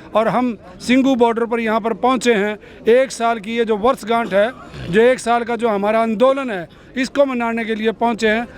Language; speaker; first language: Hindi; native; Hindi